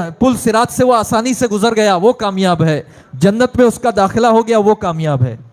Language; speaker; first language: Urdu; native; Urdu